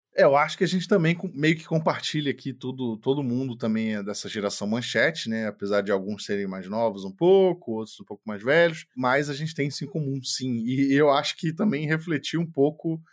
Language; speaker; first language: Portuguese; native; Portuguese